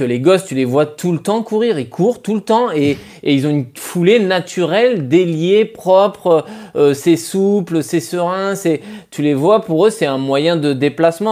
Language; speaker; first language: French; native; French